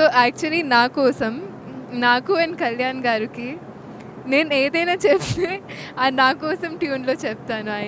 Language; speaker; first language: Telugu; non-native, local second language; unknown